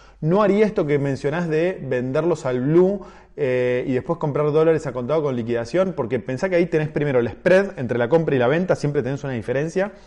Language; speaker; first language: Spanish; native; Spanish